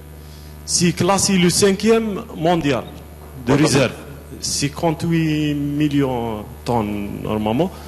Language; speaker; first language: French; non-native, local second language; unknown